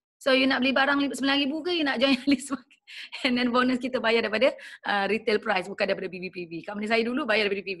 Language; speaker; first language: Malay; native; Malay